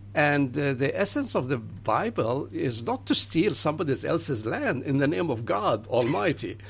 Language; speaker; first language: English; non-native, fluent; Arabic